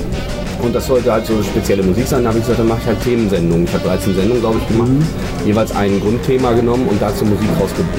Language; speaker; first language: German; native; German